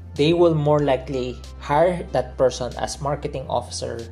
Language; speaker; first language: English; non-native, local second language; Filipino